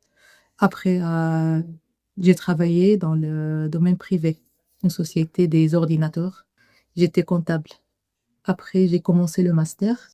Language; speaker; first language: French; non-native, learner; Arabic